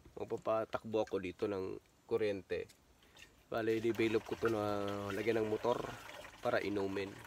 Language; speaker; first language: Filipino; non-native, local second language; Cebuano